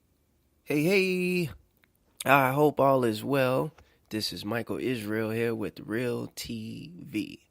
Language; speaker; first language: English; native; English